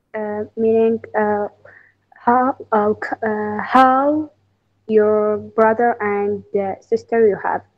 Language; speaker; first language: English; non-native, fluent; Arabic